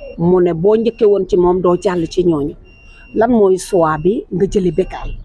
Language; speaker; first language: Wolof; native; Wolof